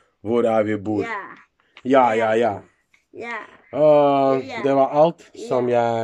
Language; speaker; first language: Swedish; non-native, learner; Russian